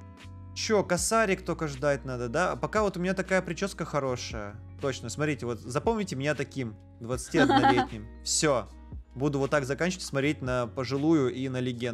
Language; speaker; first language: Russian; native; Russian